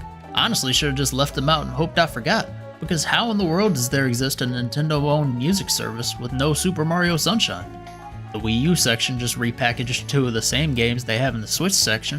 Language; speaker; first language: English; native; English